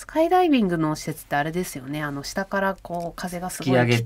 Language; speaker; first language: Japanese; native; Japanese